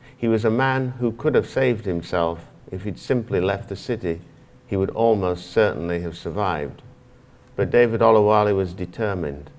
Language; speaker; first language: English; native; English